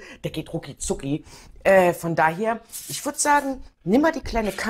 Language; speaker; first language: German; native; German